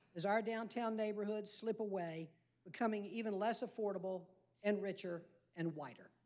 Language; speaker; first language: English; native; English